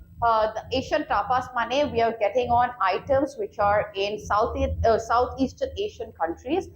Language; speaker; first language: English; non-native, local second language; Bangla